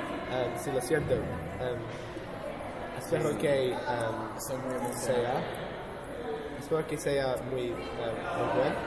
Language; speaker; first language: Spanish; non-native, learner; English